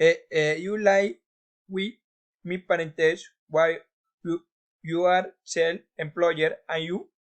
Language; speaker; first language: English; non-native, learner; Spanish